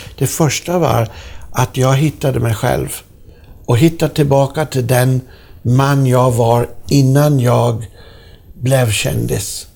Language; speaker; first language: Swedish; non-native, fluent; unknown